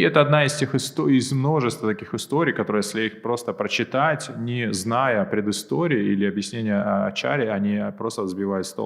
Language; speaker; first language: Russian; native; Russian